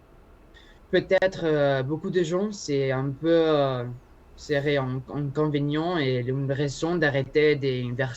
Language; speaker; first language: French; non-native, learner; Spanish